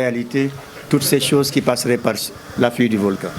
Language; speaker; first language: French; non-native, local second language; Wolof